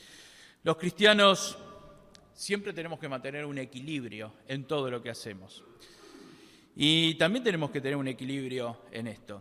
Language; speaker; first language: Spanish; native; Spanish